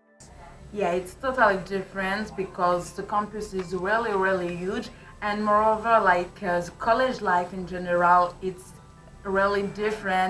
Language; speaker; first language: English; non-native, local second language; French